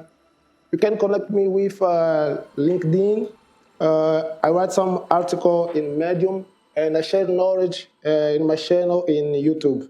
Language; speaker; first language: English; non-native, learner; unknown